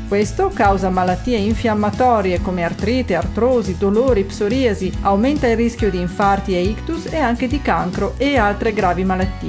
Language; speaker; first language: Italian; native; Italian